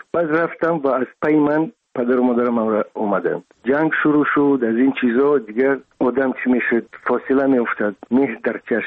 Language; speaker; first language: Persian; non-native, local second language; Russian